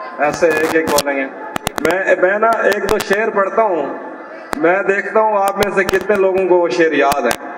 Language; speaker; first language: Urdu; non-native, local second language; Saraiki